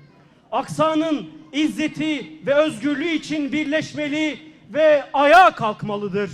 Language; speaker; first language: Turkish; native; Turkish